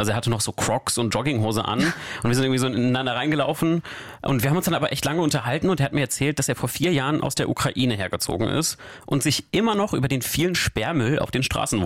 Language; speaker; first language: German; native; German